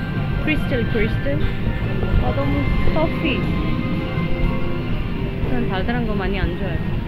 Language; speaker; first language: Korean; non-native, learner; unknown